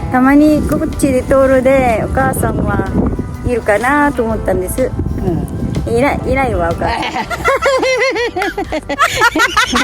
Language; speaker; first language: Japanese; non-native, learner; Filipino